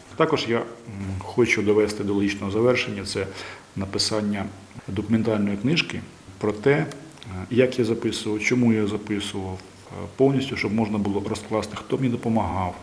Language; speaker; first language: Ukrainian; native; Ukrainian